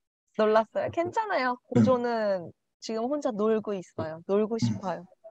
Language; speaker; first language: Korean; non-native, learner; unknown